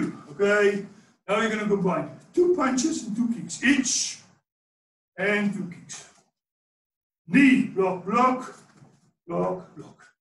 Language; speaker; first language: English; non-native, local second language; Afrikaans